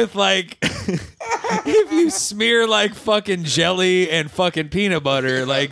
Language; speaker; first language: English; native; English